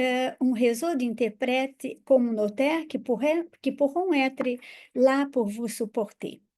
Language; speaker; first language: French; non-native, fluent; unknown